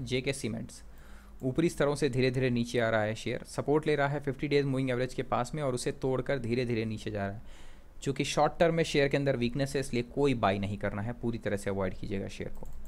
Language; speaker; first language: Hindi; native; Hindi